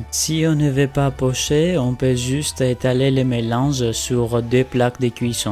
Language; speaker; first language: French; non-native, fluent; Greek